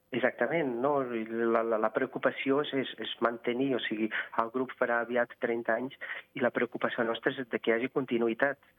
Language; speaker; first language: Catalan; non-native, fluent; Portuguese